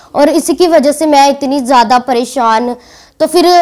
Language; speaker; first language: Hindi; native; Hindi